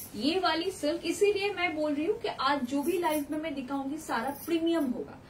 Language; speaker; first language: Hindi; non-native, local second language; Bangla